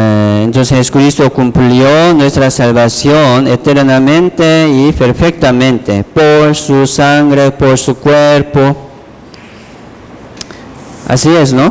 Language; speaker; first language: Spanish; non-native, learner; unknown